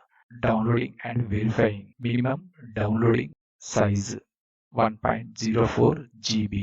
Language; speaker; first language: English; non-native, learner; Telugu